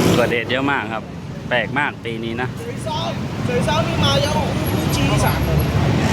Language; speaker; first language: Thai; non-native, fluent; Lao